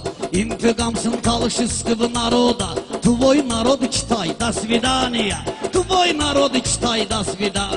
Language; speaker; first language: Russian; non-native, learner; Talysh